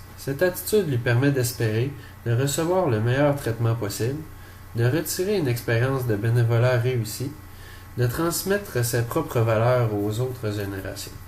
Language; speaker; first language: French; native; French